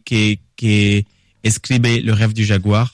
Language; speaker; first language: Spanish; non-native, learner; French